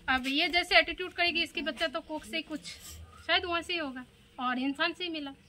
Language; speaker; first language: Hindi; non-native, local second language; Bangla